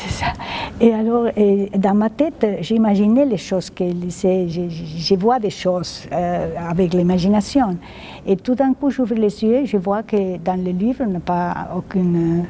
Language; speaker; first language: French; non-native, fluent; Spanish